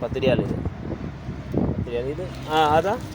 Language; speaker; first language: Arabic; non-native, learner; Tamil